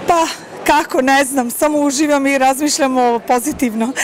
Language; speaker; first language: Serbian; non-native, fluent; English